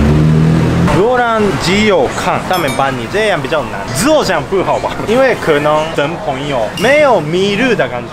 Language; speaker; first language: Chinese; non-native, fluent; Japanese